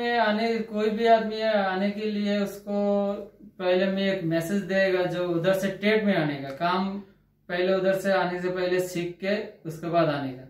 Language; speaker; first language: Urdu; non-native, local second language; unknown